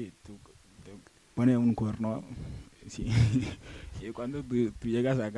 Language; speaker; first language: Spanish; non-native, learner; Wolof